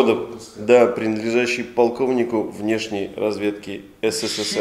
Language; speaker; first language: Russian; native; Russian